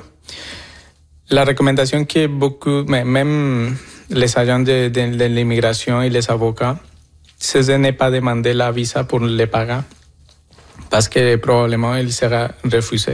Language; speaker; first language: French; non-native, fluent; Spanish